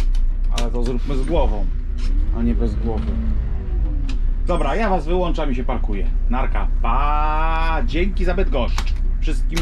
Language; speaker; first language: Polish; native; Polish